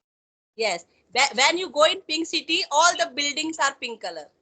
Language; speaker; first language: English; non-native, local second language; Hindi